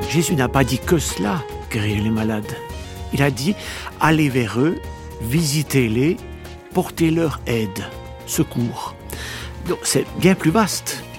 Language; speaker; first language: French; native; French